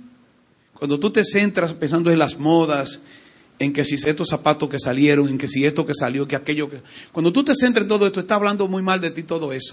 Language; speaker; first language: Spanish; native; Spanish